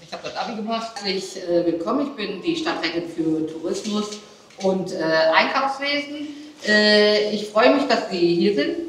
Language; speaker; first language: German; early bilingual, other home language; Spanish